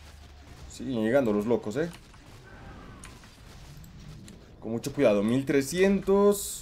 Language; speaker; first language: Spanish; native; Spanish